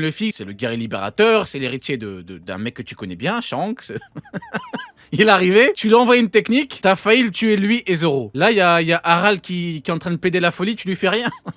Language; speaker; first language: French; native; French